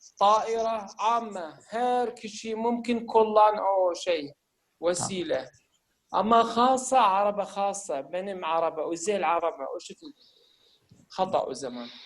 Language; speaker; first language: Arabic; non-native, fluent; Turkish